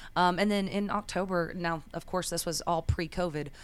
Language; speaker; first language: English; native; English